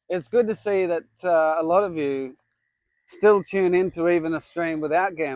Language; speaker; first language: English; native; English